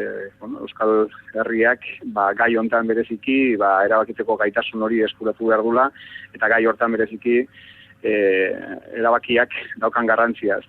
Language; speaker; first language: Basque; native; Basque